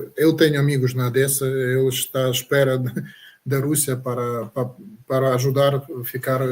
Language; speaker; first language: Portuguese; non-native, learner; Russian